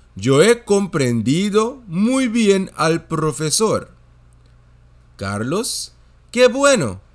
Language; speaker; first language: Spanish; non-native, fluent; Dutch